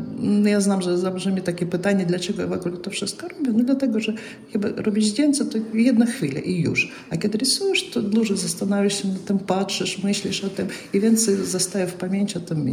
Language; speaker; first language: Polish; non-native, fluent; Russian